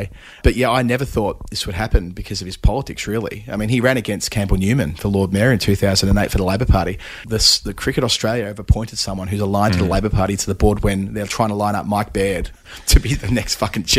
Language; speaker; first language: English; native; English